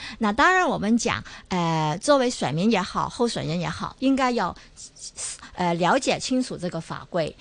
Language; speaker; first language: Chinese; non-native, local second language; Cantonese